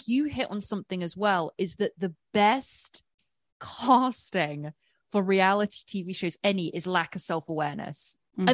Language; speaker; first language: English; native; English